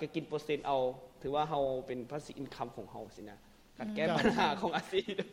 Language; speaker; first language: Lao; non-native, local second language; Hmong